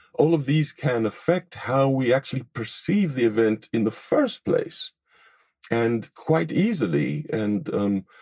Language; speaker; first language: English; non-native, fluent; Hebrew